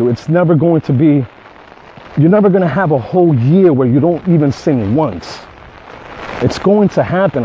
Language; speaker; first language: English; native; English